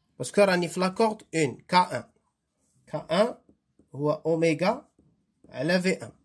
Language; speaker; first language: French; non-native, local second language; Arabic